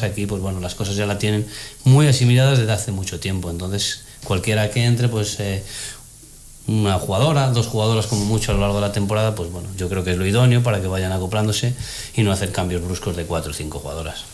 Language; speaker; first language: Spanish; native; Spanish